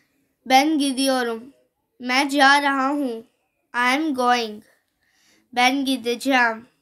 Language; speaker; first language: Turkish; non-native, fluent; Urdu